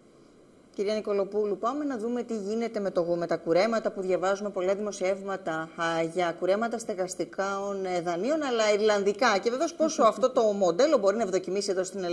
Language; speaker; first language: Greek; native; Greek